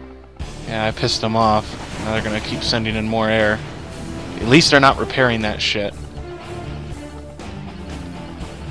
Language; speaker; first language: English; native; English